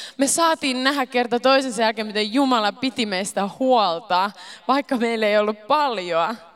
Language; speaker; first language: Finnish; early bilingual, heritage; Finnish